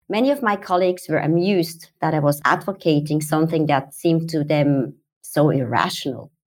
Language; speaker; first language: English; non-native, fluent; German